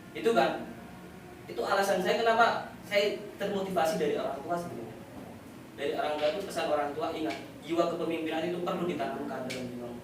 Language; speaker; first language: Indonesian; non-native, local second language; Madurese